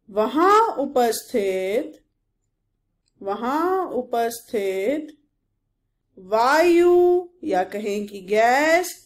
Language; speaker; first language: Hindi; native; Hindi